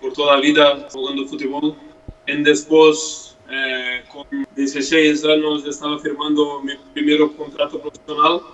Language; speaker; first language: Spanish; non-native, learner; Portuguese